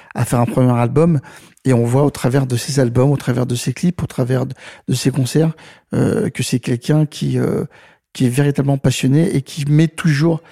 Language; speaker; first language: French; native; French